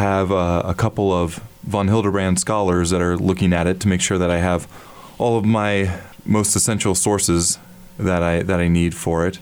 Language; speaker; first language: English; native; English